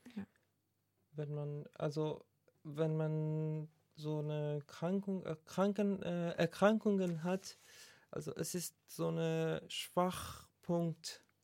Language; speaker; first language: German; non-native, learner; Persian